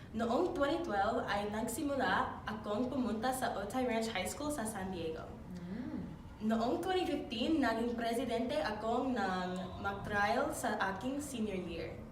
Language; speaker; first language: Filipino; non-native, learner; English